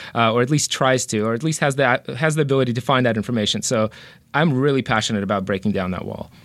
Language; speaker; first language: English; early bilingual, other home language; Russian